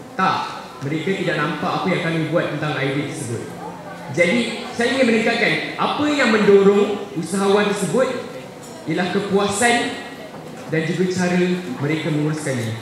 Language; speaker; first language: Malay; native; Malay